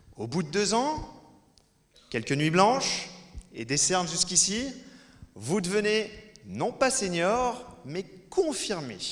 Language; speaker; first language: French; native; French